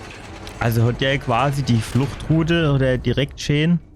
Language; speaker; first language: German; native; German